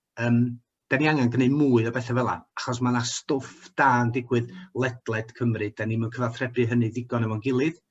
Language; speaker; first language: Welsh; native; Welsh